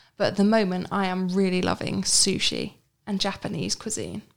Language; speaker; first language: English; native; English